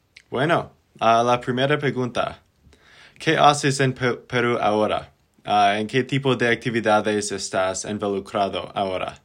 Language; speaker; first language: Spanish; non-native, learner; English